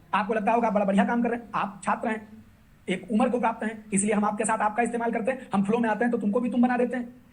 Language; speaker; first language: Hindi; native; Hindi